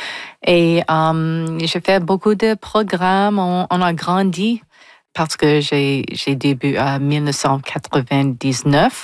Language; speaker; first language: French; non-native, local second language; English